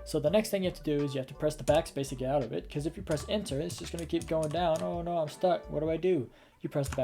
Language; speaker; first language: English; native; English